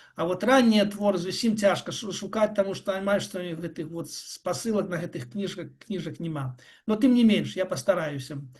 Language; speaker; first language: Belarusian; non-native, local second language; Russian